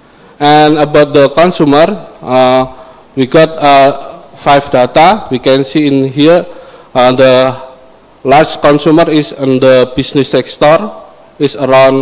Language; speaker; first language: English; non-native, learner; Indonesian